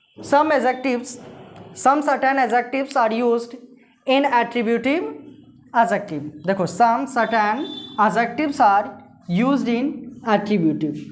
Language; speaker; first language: Hindi; native; Hindi